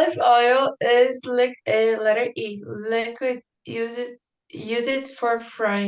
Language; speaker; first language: English; non-native, learner; Portuguese